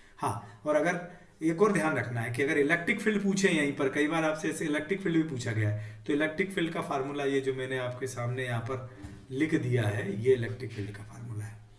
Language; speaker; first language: Hindi; native; Hindi